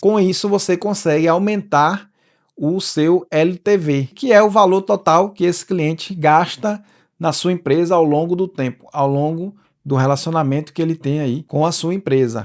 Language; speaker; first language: Portuguese; native; Portuguese